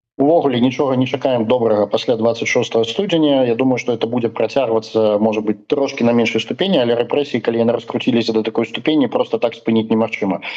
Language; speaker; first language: Belarusian; non-native, local second language; Russian